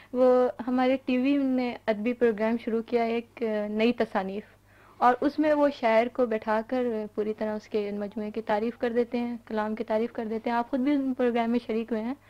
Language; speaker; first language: Urdu; native; Urdu